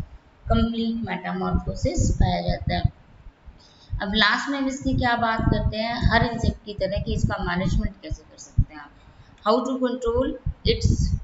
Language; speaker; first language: Hindi; native; Hindi